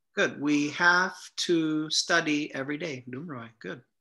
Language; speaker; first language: English; native; English